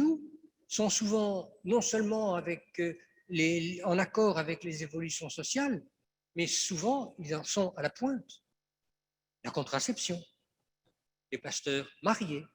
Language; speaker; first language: French; native; French